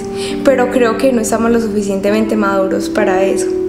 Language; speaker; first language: Spanish; native; Spanish